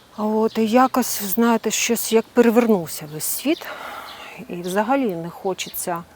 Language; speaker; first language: Ukrainian; non-native, local second language; Russian